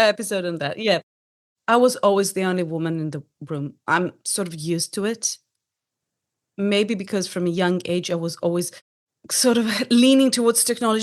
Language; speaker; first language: English; non-native, fluent; Hebrew